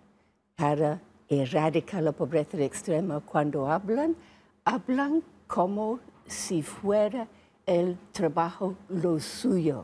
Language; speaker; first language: Spanish; non-native, fluent; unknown